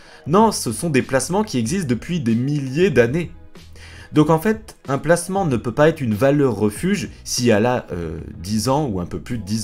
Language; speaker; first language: French; native; French